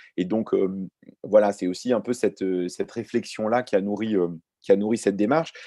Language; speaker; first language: French; early bilingual, other home language; Arabic